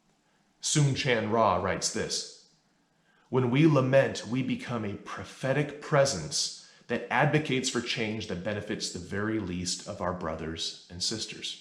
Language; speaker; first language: English; native; English